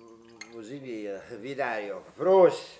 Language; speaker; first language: German; non-native, fluent; Italian